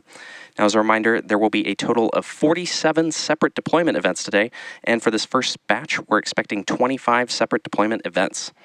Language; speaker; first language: English; native; English